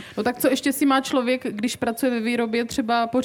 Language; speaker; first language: Czech; native; Czech